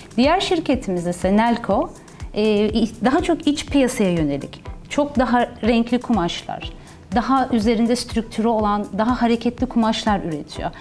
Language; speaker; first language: Turkish; early bilingual, heritage; Turkish